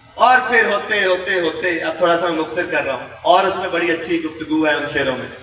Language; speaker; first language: Urdu; non-native, local second language; Punjabi